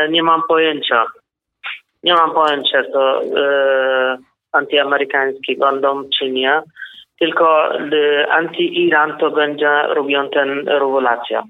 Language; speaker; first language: Polish; non-native, learner; Kurdish